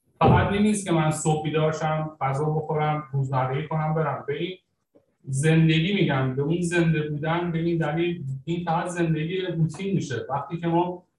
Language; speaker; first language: Persian; native; Persian